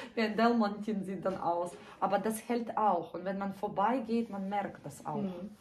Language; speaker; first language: German; non-native, fluent; Russian